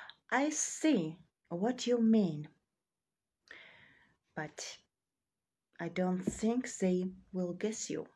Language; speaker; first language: English; non-native, learner; Georgian